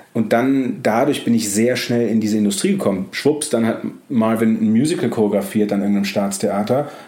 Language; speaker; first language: German; native; German